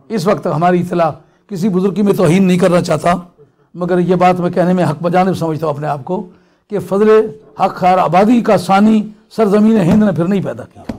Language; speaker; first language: Urdu; non-native, local second language; Punjabi